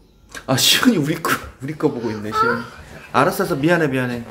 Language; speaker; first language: Korean; native; Korean